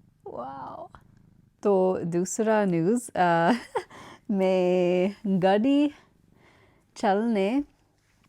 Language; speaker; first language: Hindi; non-native, learner; English